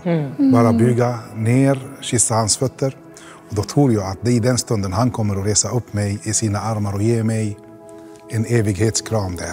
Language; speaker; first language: Swedish; non-native, fluent; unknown